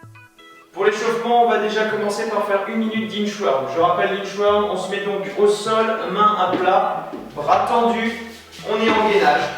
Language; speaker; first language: French; native; French